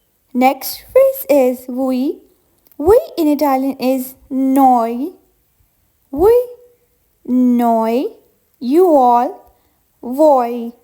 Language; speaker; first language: English; non-native, fluent; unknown